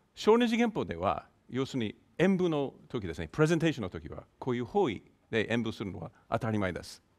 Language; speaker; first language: Japanese; non-native, fluent; English